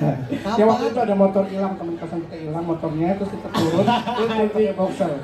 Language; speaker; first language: Indonesian; native; Indonesian